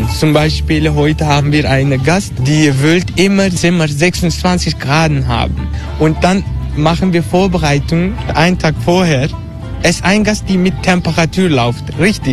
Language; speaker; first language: German; non-native, learner; Turkish